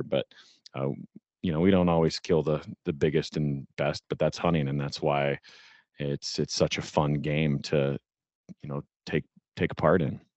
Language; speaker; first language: English; native; English